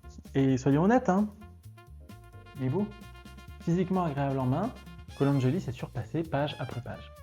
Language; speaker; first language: French; native; French